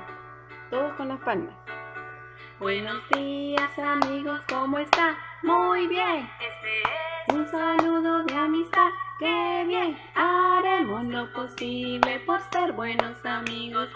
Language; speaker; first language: Spanish; native; Spanish